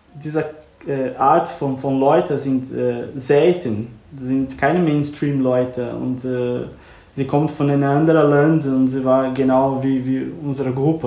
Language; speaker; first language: German; non-native, learner; Portuguese